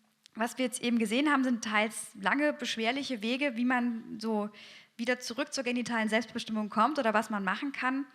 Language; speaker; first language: German; native; German